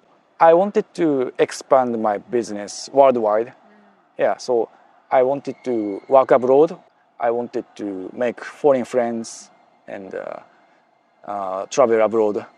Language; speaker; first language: English; non-native, fluent; Japanese